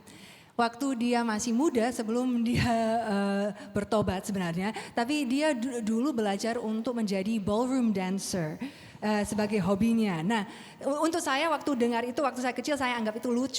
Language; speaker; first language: Indonesian; non-native, fluent; English